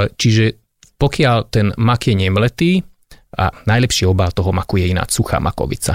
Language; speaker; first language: Slovak; non-native, local second language; Hungarian